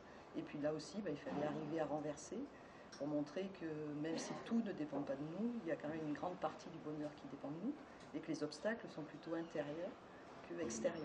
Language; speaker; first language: French; native; French